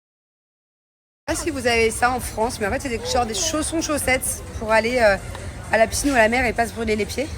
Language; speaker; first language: French; native; French